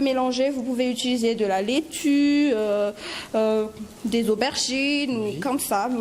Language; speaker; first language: French; non-native, local second language; Malagasy